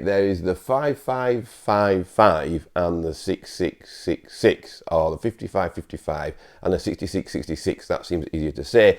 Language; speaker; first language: English; native; English